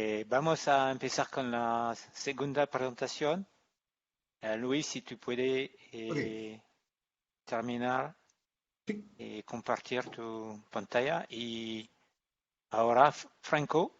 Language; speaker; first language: Spanish; non-native, learner; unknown